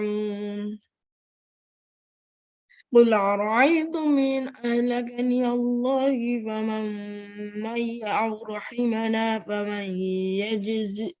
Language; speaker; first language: Arabic; non-native, learner; English